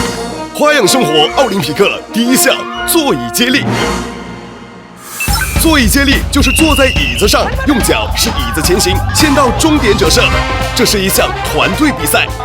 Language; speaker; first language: Chinese; native; Chinese